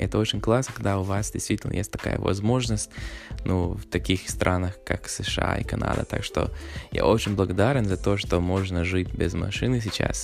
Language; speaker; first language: Russian; non-native, fluent; English